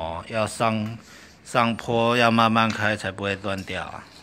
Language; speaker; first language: Chinese; native; Chinese